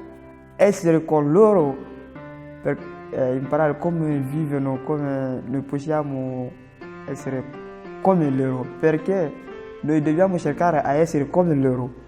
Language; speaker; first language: Italian; non-native, learner; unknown